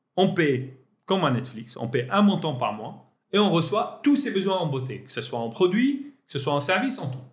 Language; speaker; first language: French; non-native, local second language; Arabic